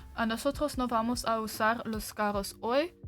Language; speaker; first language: Spanish; non-native, learner; English